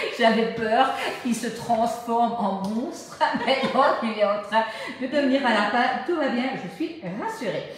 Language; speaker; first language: French; native; French